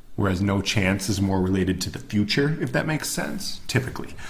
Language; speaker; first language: English; native; English